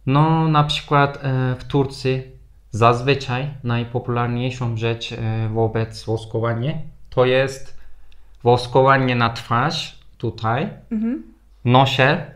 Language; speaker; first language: Polish; non-native, fluent; Turkish